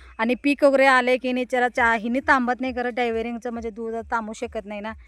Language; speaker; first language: Marathi; non-native, local second language; Kannada